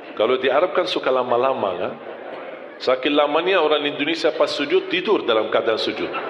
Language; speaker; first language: Malay; non-native, fluent; Arabic